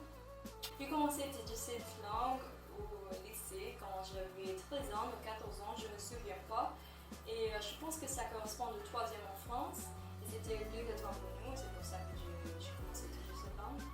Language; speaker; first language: French; non-native, fluent; English